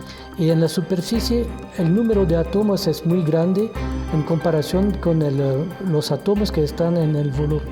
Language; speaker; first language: Spanish; non-native, fluent; French